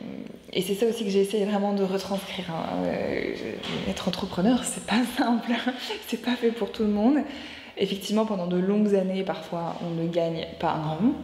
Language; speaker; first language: French; native; French